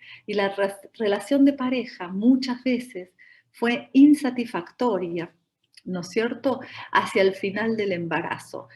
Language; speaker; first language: Spanish; native; Spanish